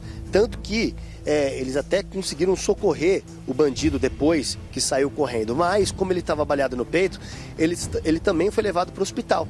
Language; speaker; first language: Portuguese; native; Portuguese